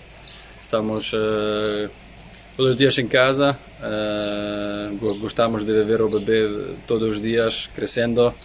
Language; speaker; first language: Portuguese; non-native, learner; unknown